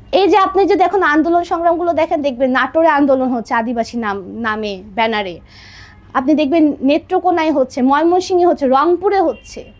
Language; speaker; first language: Bangla; non-native, local second language; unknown